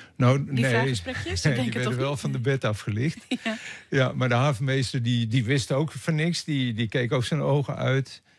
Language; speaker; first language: Dutch; native; Dutch